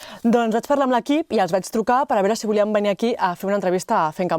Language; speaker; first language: Catalan; native; Catalan